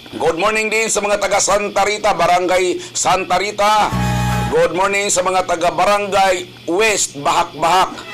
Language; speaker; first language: Filipino; native; Filipino